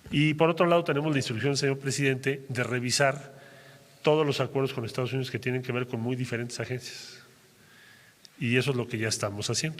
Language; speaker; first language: Spanish; native; Spanish